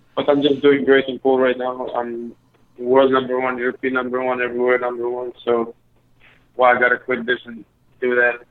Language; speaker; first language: English; early bilingual, other home language; Albanian